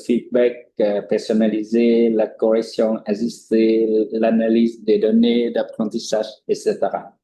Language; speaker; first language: French; non-native, fluent; Vietnamese